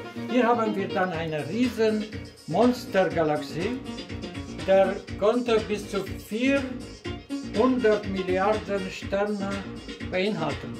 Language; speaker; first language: German; non-native, fluent; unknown